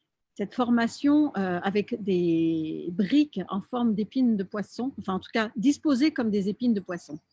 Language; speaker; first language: French; native; French